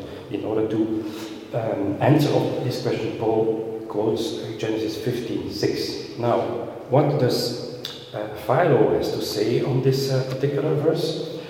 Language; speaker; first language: English; non-native, fluent; Dutch